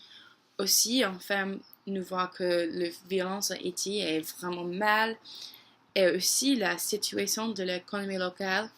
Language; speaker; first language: French; non-native, learner; English